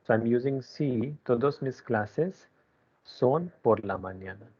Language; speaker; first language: Spanish; non-native, learner; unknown